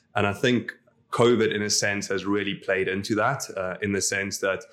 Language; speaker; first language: English; non-native, local second language; Afrikaans